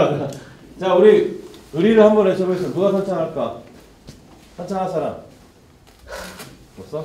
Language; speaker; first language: Korean; native; Korean